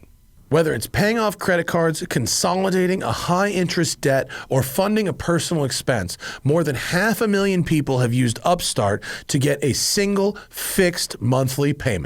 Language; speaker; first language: English; native; English